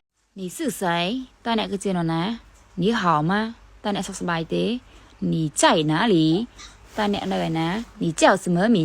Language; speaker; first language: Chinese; non-native, fluent; Khmer